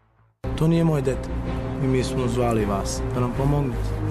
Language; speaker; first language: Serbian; non-native, local second language; Romany